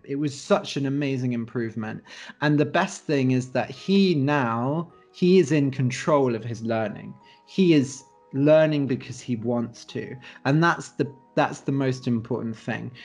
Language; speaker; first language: English; native; English